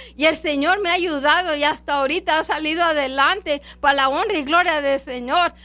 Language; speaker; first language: Spanish; non-native, local second language; English